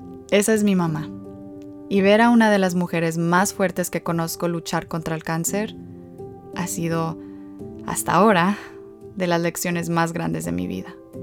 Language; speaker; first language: Spanish; early bilingual, heritage; Spanish